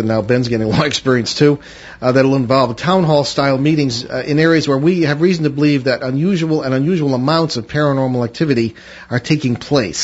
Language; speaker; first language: English; native; English